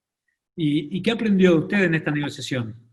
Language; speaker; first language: Spanish; native; Spanish